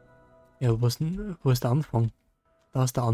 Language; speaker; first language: German; native; German